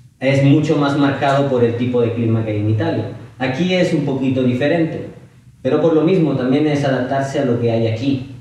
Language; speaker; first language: Spanish; non-native, fluent; Italian